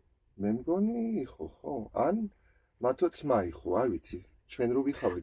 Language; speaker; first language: Georgian; non-native, learner; German